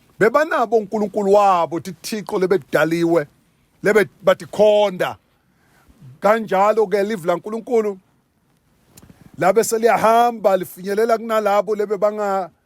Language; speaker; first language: Zulu; non-native, local second language; Swati